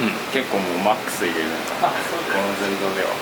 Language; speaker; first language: Japanese; native; Japanese